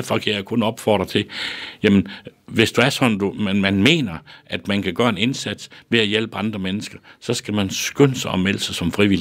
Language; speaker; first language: Danish; native; Danish